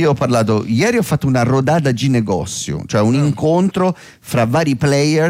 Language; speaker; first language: Italian; native; Italian